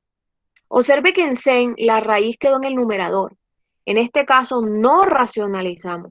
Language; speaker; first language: Spanish; native; Spanish